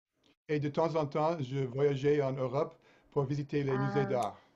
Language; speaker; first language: French; non-native, fluent; English